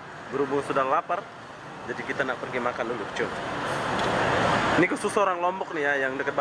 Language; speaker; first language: Indonesian; non-native, local second language; Sasak